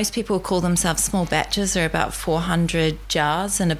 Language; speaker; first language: English; native; English